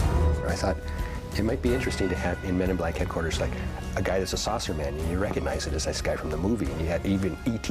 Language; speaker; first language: English; native; English